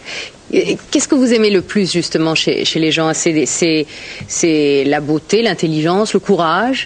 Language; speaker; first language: French; native; French